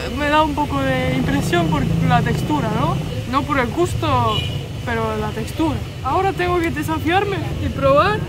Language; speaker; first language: Spanish; non-native, fluent; Estonian